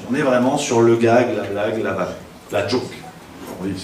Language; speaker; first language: French; native; French